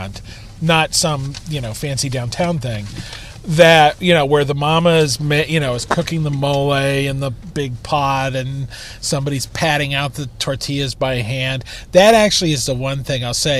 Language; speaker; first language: English; native; English